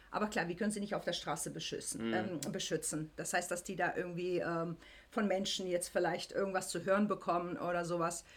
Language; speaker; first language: German; native; German